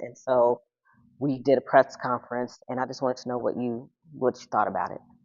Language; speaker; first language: English; native; English